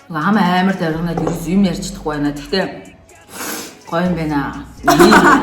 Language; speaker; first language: Mongolian; native; Mongolian